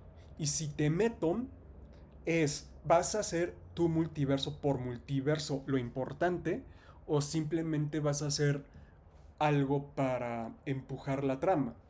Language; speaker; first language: Spanish; native; Spanish